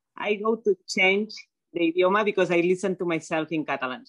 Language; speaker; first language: English; non-native, learner; Catalan